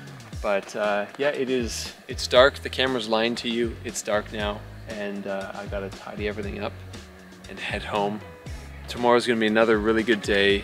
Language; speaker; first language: English; native; English